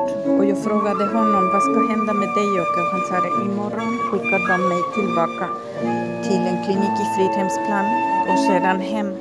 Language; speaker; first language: Swedish; non-native, fluent; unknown